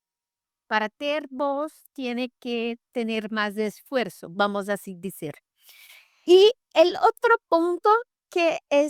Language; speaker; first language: Spanish; non-native, fluent; Portuguese